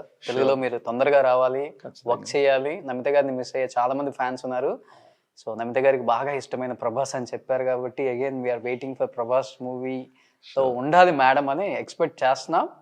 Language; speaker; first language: Telugu; native; Telugu